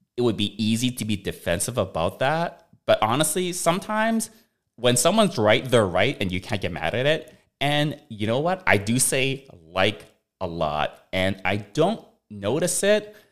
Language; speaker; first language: English; early bilingual, other home language; Cantonese